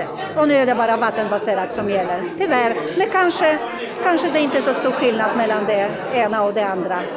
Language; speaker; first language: Swedish; non-native, fluent; Polish